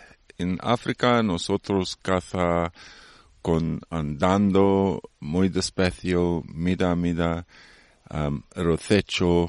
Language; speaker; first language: Spanish; non-native, learner; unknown